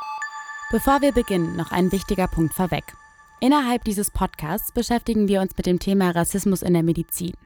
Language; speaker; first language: German; native; German